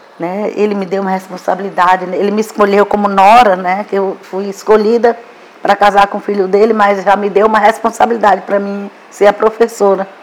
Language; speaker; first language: Portuguese; non-native, local second language; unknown